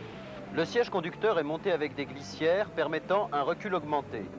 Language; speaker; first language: French; native; French